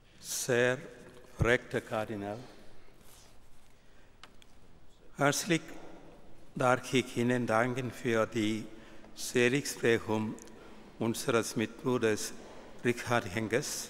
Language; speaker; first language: German; non-native, fluent; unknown